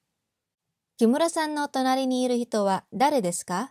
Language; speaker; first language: Japanese; non-native, fluent; English